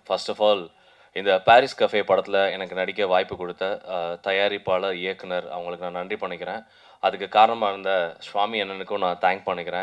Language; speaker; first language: Tamil; native; Tamil